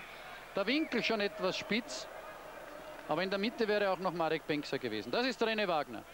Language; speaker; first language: German; native; German